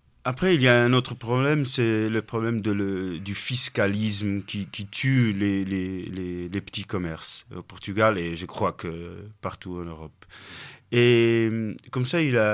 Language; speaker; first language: French; non-native, fluent; Portuguese